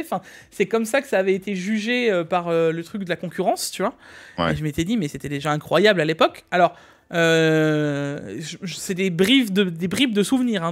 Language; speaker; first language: French; native; French